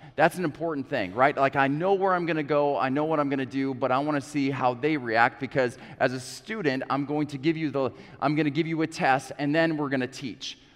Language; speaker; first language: English; native; English